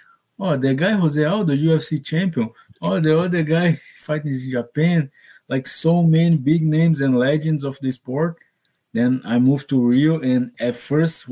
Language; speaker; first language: English; non-native, learner; Portuguese